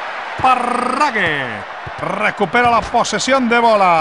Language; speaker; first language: Spanish; native; Spanish